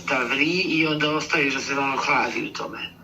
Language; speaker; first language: Bosnian; native; Bosnian